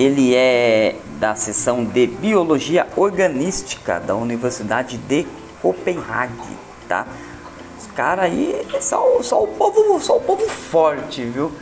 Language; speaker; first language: Portuguese; native; Portuguese